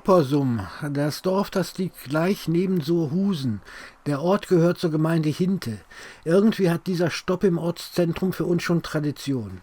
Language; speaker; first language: German; native; German